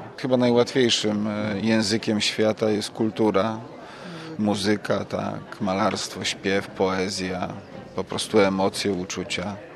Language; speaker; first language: Polish; native; Polish